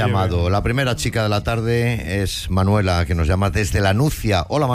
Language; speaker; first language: Spanish; native; Spanish